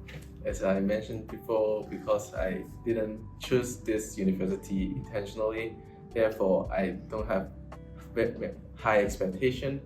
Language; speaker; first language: English; non-native, local second language; Cantonese